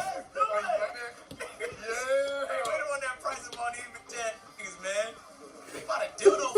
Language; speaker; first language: English; native; English